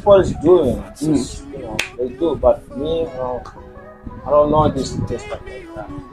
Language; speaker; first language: English; non-native, learner; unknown